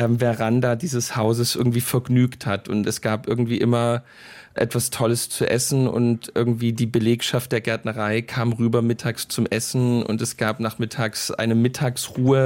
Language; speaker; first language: German; native; German